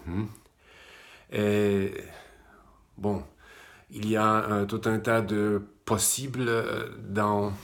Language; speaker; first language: French; non-native, fluent; Polish